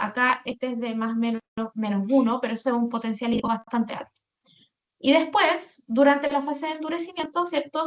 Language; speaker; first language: Spanish; native; Spanish